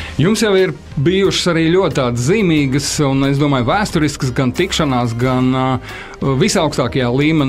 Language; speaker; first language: Latvian; native; Latvian